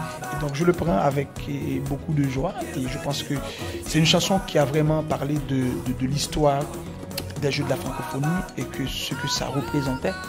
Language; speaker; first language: French; non-native, local second language; Haitian Creole